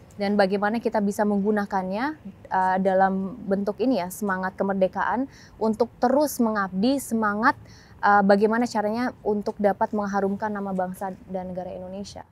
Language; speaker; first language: Indonesian; native; Indonesian